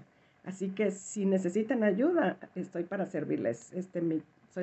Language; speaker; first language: Spanish; native; Spanish